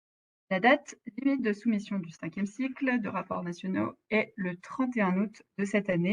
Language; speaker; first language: French; native; French